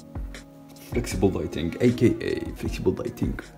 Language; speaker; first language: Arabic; native; Arabic